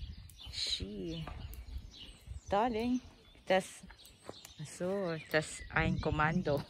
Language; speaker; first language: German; non-native, learner; Filipino